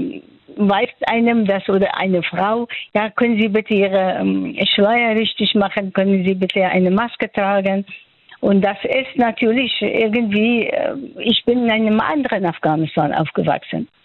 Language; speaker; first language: German; non-native, fluent; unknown